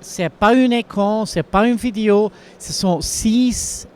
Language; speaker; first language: French; non-native, local second language; Dutch